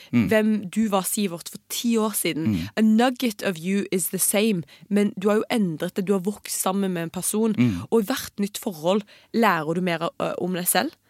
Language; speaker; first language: Norwegian; early bilingual, heritage; Norwegian